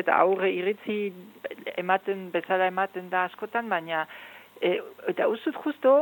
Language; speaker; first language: Basque; non-native, fluent; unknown